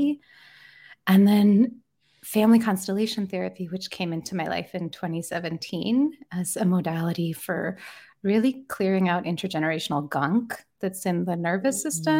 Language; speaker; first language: English; native; English